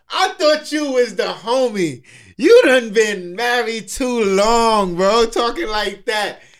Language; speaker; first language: English; native; English